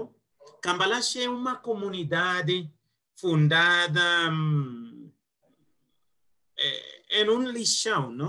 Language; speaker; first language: Portuguese; non-native, fluent; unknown